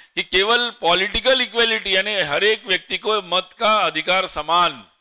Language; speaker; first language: Hindi; non-native, local second language; Marathi